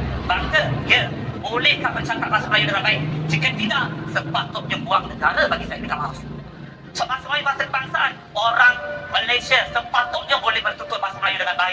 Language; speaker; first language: Malay; native; Malay